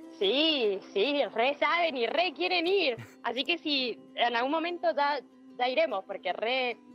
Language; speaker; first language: Spanish; native; Spanish